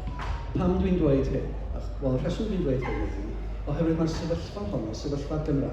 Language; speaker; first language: Welsh; native; Welsh